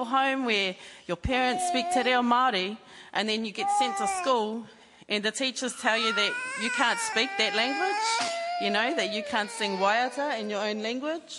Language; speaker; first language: English; native; English